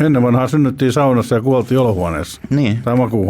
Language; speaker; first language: Finnish; native; Finnish